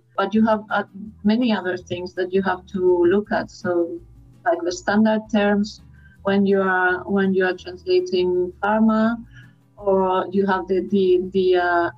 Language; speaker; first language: English; non-native, fluent; Spanish